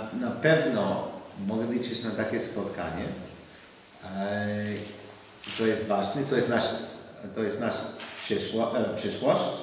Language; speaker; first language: Polish; non-native, learner; English